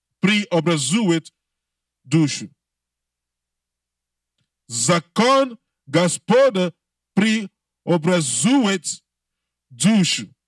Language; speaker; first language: Russian; non-native, learner; English